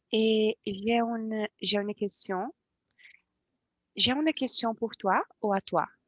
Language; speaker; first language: French; non-native, learner; Portuguese